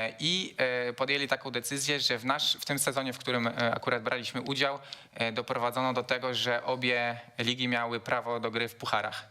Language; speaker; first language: Polish; native; Polish